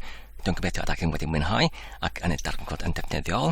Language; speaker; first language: Welsh; non-native, learner; English